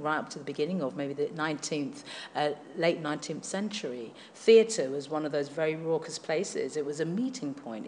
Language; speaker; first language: English; native; English